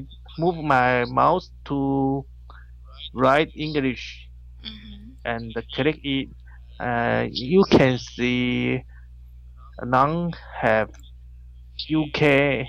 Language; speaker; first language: English; non-native, learner; Chinese